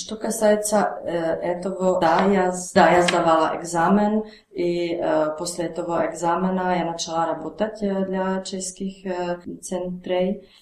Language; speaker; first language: Russian; non-native, learner; Czech